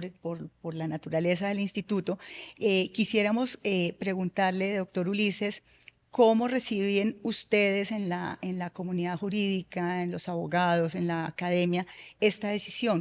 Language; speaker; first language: Spanish; native; Spanish